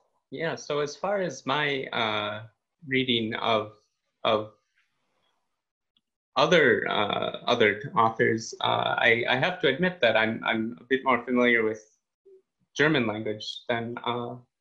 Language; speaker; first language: English; native; English